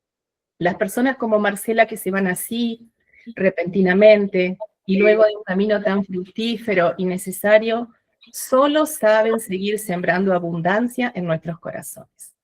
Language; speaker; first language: Spanish; native; Spanish